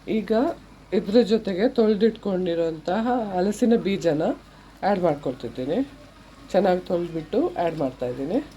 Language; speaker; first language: Kannada; non-native, local second language; Tulu